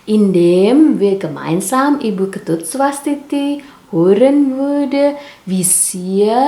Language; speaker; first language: German; non-native, learner; Indonesian